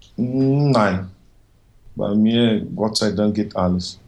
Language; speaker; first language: German; non-native, learner; Portuguese